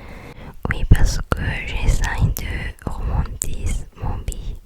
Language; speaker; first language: French; non-native, learner; English